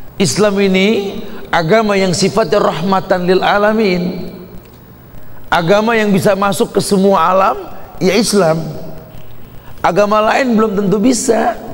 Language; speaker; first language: Indonesian; native; Indonesian